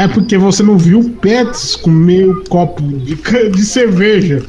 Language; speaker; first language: Portuguese; native; Portuguese